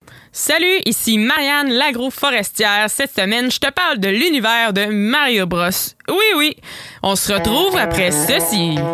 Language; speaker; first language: French; native; French